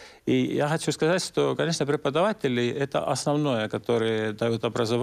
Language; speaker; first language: Russian; non-native, local second language; Estonian